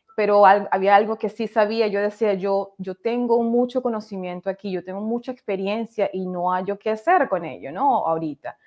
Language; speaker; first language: Spanish; native; Spanish